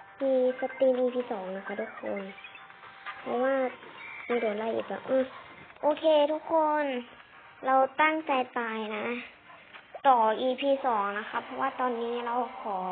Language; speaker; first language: Thai; native; Thai